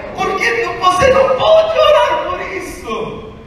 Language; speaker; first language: Portuguese; non-native, fluent; Italian